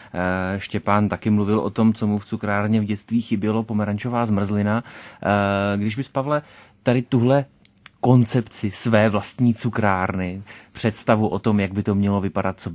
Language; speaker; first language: Czech; native; Czech